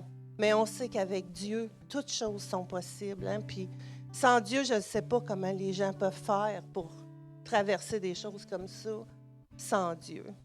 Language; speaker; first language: French; native; French